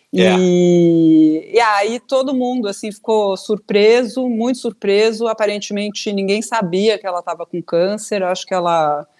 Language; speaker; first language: Portuguese; native; Portuguese